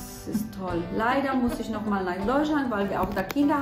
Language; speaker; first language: German; non-native, fluent; Polish